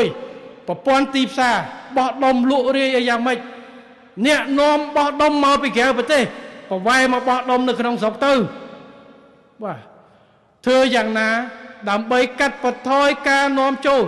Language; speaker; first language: Khmer; native; Khmer